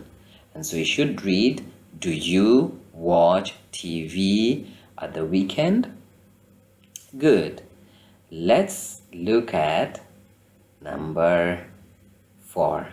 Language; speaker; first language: English; non-native, fluent; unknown